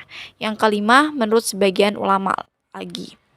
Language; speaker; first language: Indonesian; native; Indonesian